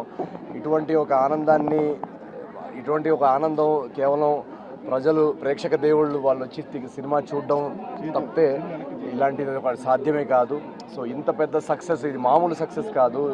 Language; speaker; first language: Telugu; native; Telugu